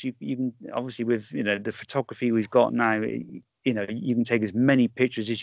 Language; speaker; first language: English; native; English